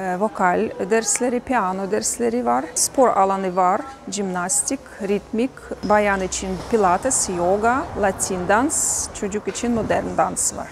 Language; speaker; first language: Turkish; non-native, learner; Russian